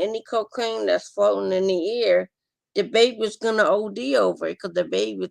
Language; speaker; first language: English; native; English